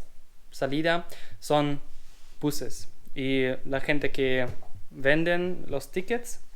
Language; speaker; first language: Spanish; non-native, learner; German